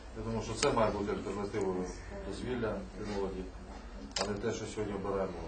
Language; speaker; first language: Ukrainian; native; Ukrainian